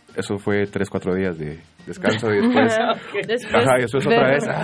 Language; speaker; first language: Spanish; native; Spanish